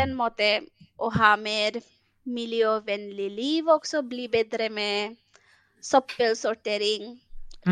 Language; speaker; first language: Norwegian; non-native, fluent; Bangla